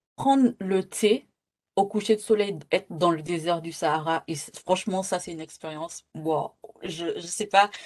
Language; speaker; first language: French; native; French